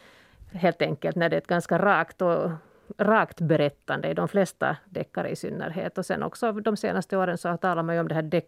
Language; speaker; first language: Swedish; native; Swedish